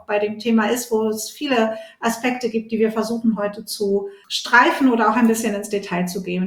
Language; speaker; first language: German; native; German